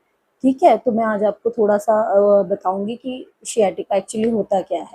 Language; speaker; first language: Hindi; native; Hindi